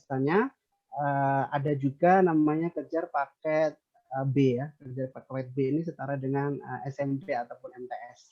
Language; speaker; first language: Indonesian; native; Indonesian